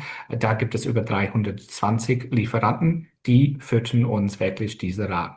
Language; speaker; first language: German; non-native, fluent; English